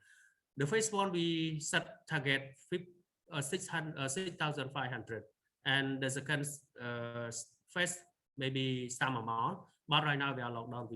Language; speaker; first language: English; non-native, learner; Khmer